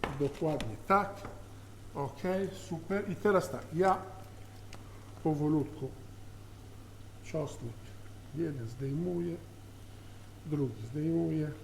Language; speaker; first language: Polish; non-native, learner; Italian